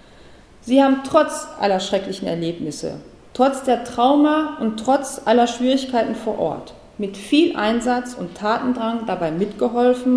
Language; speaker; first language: German; native; German